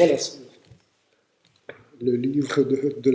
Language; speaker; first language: French; non-native, fluent; Russian